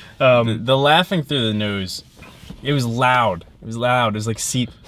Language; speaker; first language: English; native; English